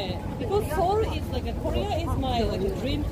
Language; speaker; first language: English; non-native, learner; Japanese